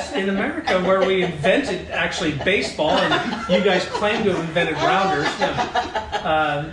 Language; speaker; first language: English; native; English